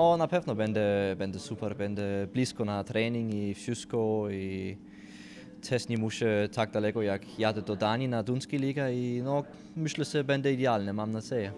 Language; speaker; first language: Polish; non-native, learner; Danish